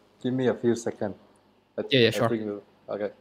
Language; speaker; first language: English; non-native, learner; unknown